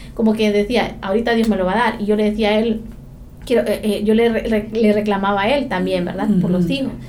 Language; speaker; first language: Spanish; native; Spanish